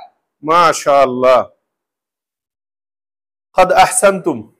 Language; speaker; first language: Arabic; non-native, fluent; Bangla